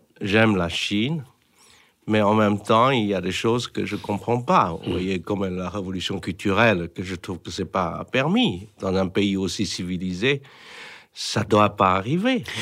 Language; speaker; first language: French; non-native, fluent; Chinese